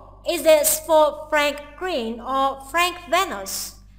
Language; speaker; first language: English; non-native, fluent; Vietnamese